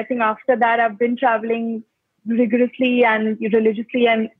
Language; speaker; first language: English; non-native, local second language; Hindi